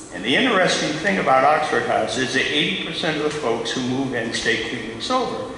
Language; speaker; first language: English; native; English